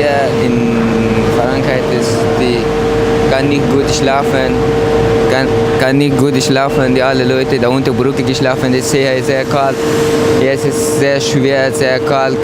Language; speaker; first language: German; non-native, learner; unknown